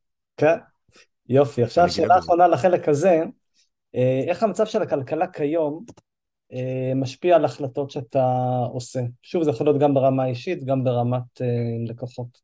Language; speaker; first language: Hebrew; native; Hebrew